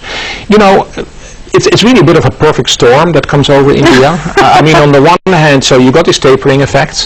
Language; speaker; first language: English; non-native, fluent; Dutch